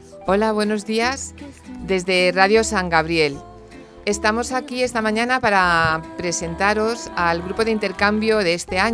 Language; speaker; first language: Spanish; native; Spanish